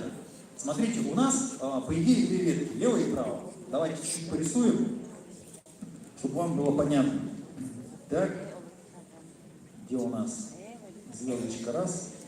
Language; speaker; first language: Russian; native; Russian